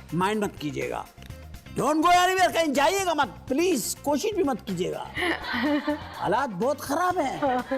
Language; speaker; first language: Hindi; native; Hindi